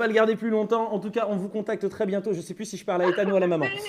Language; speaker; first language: French; native; French